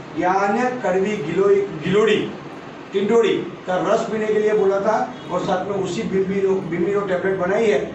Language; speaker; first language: Hindi; non-native, local second language; Gujarati